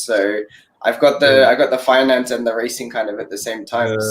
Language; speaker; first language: English; native; English